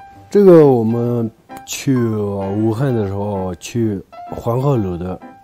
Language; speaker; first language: Chinese; non-native, local second language; Tibetan